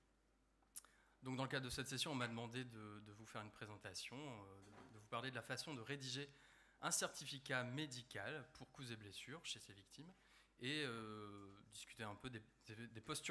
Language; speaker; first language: French; native; French